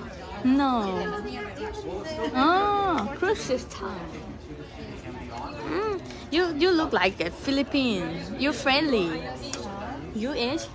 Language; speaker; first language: English; non-native, learner; Thai